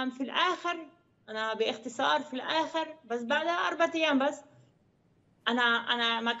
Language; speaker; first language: Arabic; non-native, learner; Dutch